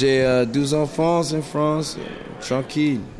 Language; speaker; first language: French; non-native, learner; English